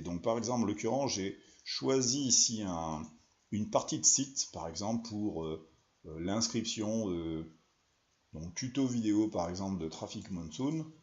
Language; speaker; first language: French; native; French